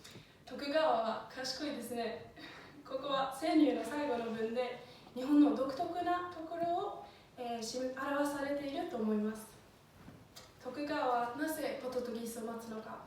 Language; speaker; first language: Japanese; non-native, fluent; Swedish